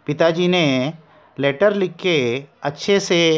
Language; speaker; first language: Hindi; non-native, local second language; Marathi